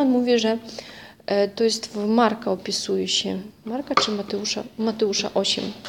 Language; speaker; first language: Polish; non-native, fluent; Russian